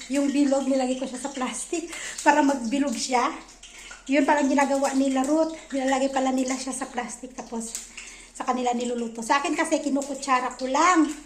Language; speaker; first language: Filipino; native; Filipino